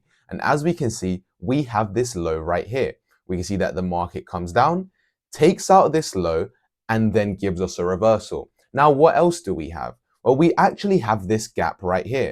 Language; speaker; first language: English; native; English